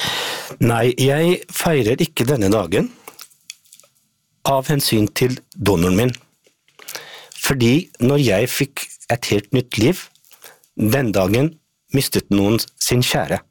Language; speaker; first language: Norwegian; non-native, fluent; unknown